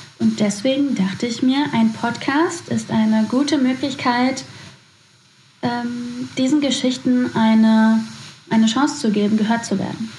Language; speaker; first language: German; native; German